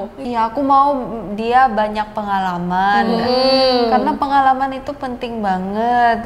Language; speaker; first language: Indonesian; early bilingual, other home language; Korean